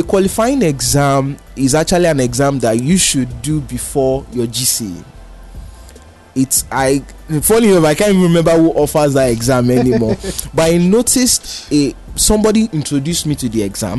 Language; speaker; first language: English; non-native, local second language; Yoruba